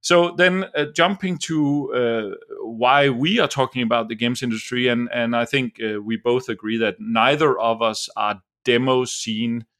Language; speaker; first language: English; non-native, fluent; Danish